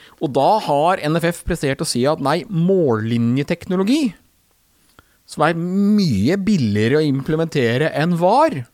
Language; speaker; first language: Norwegian; native; Norwegian